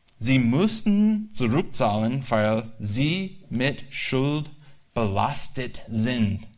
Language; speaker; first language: German; non-native, learner; English